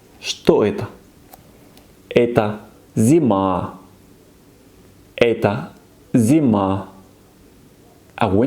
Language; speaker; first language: Russian; non-native, fluent; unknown